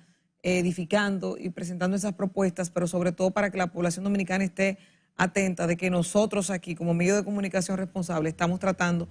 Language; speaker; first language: Spanish; native; Spanish